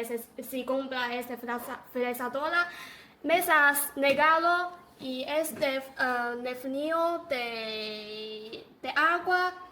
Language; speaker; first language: Spanish; non-native, learner; Chinese